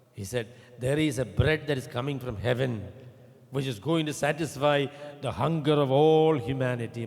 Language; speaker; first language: English; non-native, local second language; Malayalam